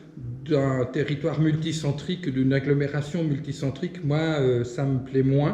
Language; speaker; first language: French; native; French